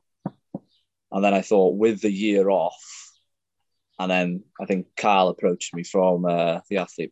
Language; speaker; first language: English; native; English